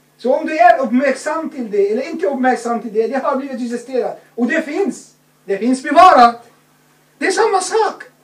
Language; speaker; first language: Swedish; non-native, fluent; Arabic